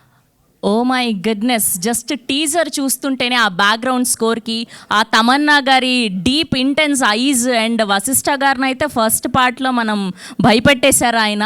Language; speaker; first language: Telugu; native; Telugu